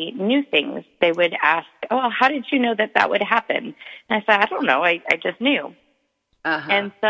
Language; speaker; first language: English; native; English